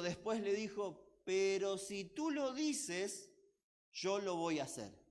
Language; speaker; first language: Spanish; native; Spanish